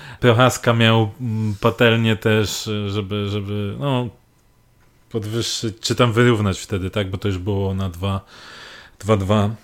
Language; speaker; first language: Polish; native; Polish